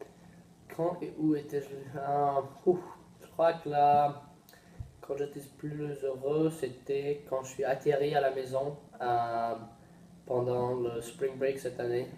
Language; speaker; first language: French; early bilingual, heritage; Swedish